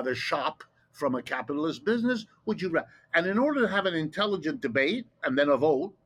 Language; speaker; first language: English; early bilingual, other home language; German